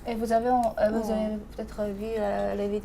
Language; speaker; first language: French; non-native, fluent; Korean